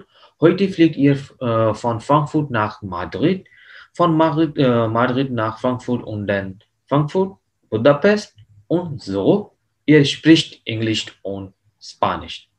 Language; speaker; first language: German; non-native, learner; Hindi